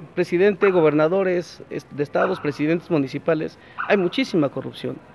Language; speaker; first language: Spanish; native; Spanish